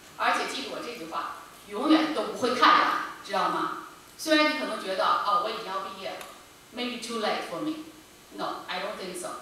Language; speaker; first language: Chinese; native; Chinese